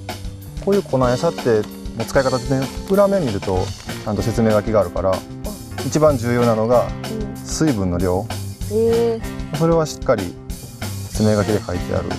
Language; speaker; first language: Japanese; native; Japanese